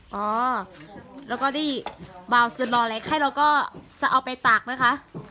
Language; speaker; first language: Thai; non-native, local second language; Khün